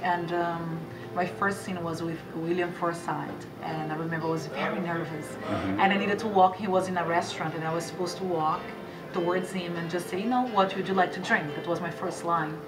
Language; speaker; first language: English; non-native, fluent; Portuguese